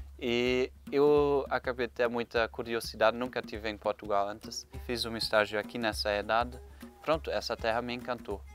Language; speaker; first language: Portuguese; non-native, fluent; German